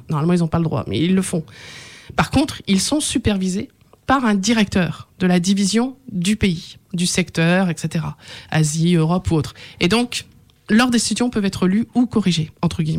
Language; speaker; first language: French; native; French